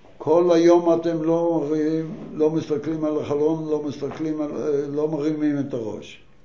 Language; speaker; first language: Hebrew; non-native, fluent; Yiddish